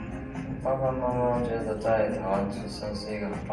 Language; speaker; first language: Chinese; early bilingual, heritage; Chinese